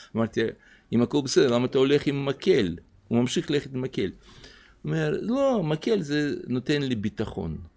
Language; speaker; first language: Hebrew; non-native, fluent; Russian